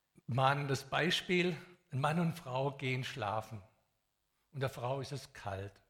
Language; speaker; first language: German; native; German